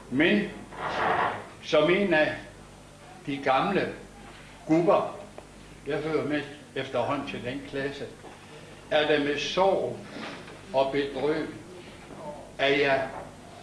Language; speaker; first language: Danish; native; Danish